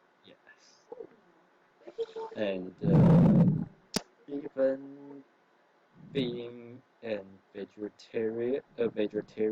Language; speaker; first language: English; non-native, learner; Chinese